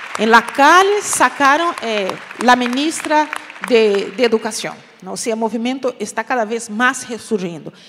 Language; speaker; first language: Portuguese; native; Portuguese